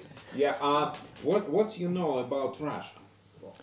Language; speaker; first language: English; non-native, learner; Russian